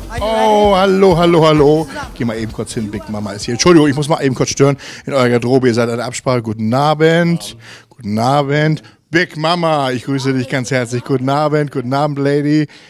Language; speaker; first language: German; native; German